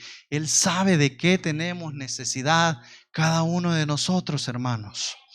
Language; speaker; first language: Spanish; native; Spanish